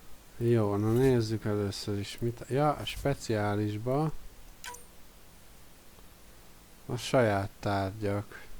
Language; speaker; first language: Hungarian; native; Hungarian